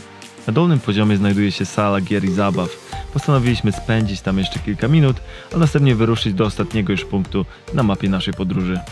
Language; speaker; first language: Polish; native; Polish